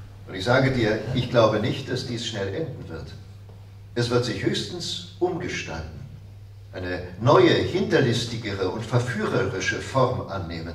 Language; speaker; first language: German; native; German